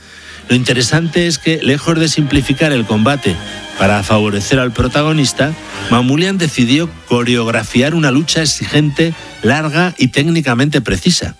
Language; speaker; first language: Spanish; native; Spanish